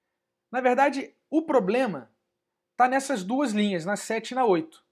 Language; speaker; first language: Portuguese; native; Portuguese